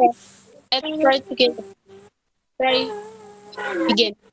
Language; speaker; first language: English; non-native, learner; Indonesian